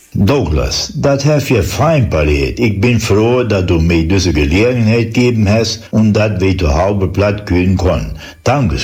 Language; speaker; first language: German; non-native, learner; Low German